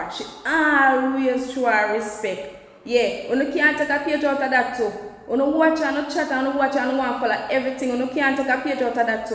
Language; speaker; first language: English; non-native, local second language; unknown